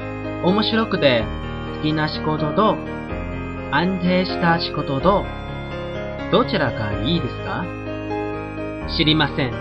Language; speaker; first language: Japanese; non-native, learner; Chinese